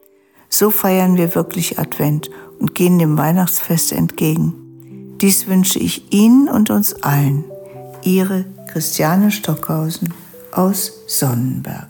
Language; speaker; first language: German; native; German